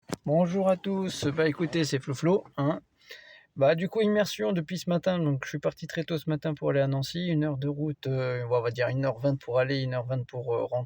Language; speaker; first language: French; native; French